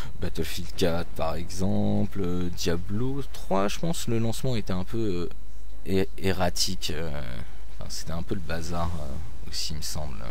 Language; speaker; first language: French; native; French